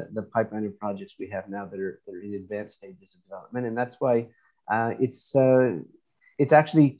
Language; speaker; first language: English; native; English